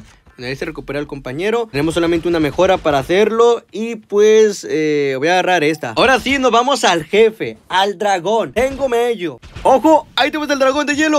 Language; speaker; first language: Spanish; native; Spanish